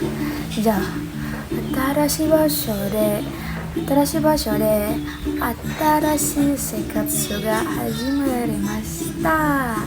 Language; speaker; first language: Japanese; non-native, learner; Indonesian